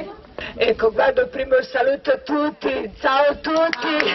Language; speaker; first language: Italian; non-native, learner; Croatian